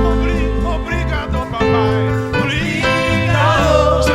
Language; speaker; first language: Portuguese; non-native, learner; Haitian Creole